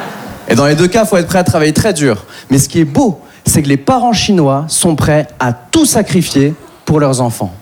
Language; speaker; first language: French; native; French